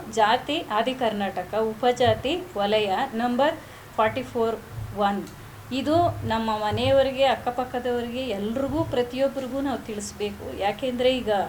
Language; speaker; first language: Kannada; native; Kannada